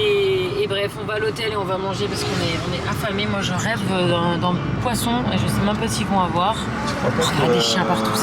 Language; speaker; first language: French; native; French